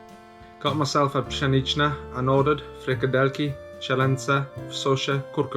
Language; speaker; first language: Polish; non-native, learner; English